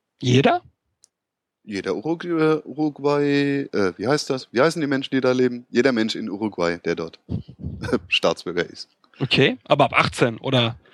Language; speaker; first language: German; native; German